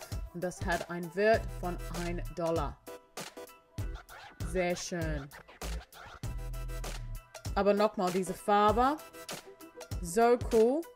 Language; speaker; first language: German; non-native, learner; English